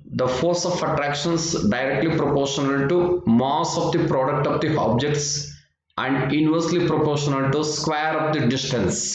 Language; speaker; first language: English; non-native, local second language; Kannada